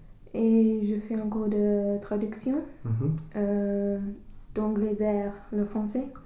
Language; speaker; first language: French; non-native, learner; English